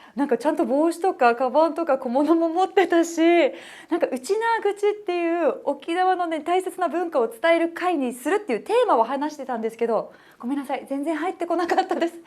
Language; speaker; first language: Japanese; native; Japanese